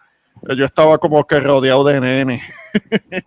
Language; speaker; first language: Spanish; early bilingual, heritage; English